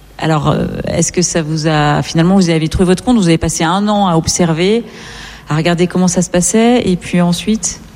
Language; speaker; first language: French; native; French